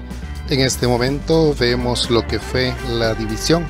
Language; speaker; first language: Spanish; native; Spanish